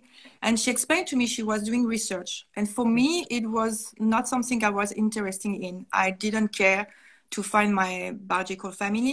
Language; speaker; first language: English; non-native, fluent; French